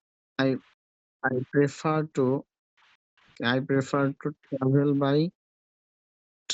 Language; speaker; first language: English; non-native, learner; Bangla